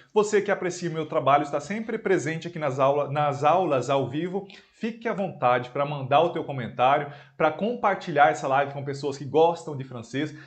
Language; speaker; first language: Portuguese; native; Portuguese